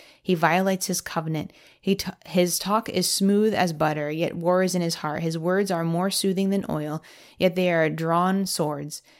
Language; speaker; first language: English; native; English